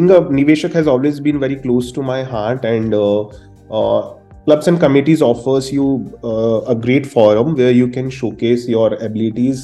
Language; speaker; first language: English; non-native, local second language; Hindi